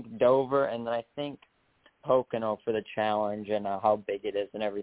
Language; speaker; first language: English; native; English